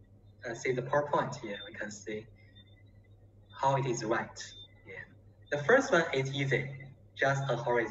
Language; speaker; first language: English; non-native, learner; Chinese